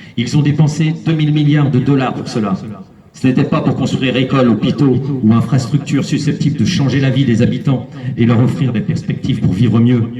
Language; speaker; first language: French; native; French